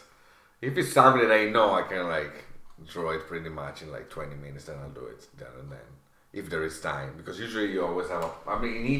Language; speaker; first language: English; non-native, fluent; Italian